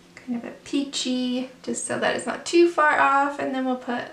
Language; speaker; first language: English; native; English